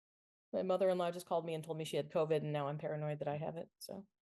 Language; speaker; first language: English; native; English